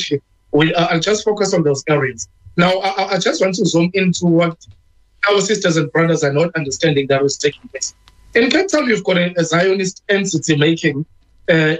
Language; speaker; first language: English; non-native, local second language; Zulu